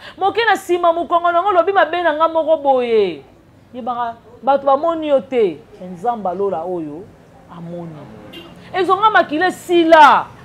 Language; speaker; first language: Lingala; native; Lingala